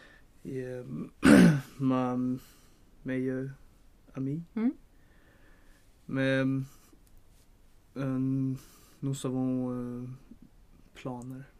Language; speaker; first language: French; non-native, learner; Swedish